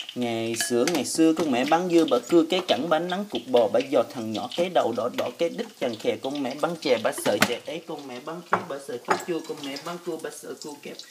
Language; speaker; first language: Vietnamese; early bilingual, heritage; Vietnamese